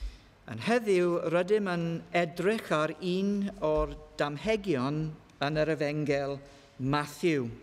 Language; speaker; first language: Welsh; non-native, learner; English